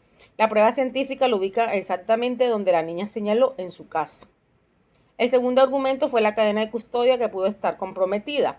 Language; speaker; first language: Spanish; native; Spanish